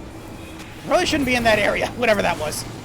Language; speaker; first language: English; native; English